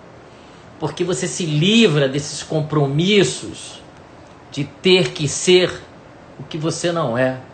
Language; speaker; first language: Portuguese; native; Portuguese